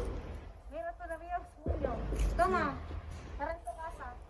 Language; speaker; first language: Spanish; non-native, learner; Filipino